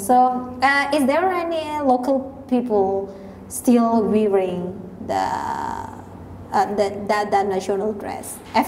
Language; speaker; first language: English; non-native, learner; Indonesian